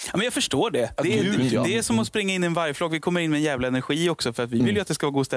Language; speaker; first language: Swedish; native; Swedish